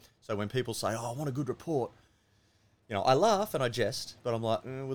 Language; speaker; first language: English; native; English